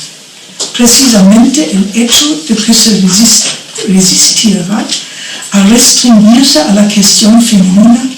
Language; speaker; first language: Spanish; non-native, fluent; German